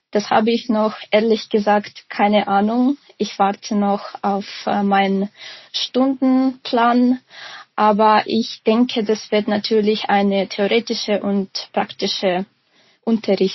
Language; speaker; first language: German; non-native, fluent; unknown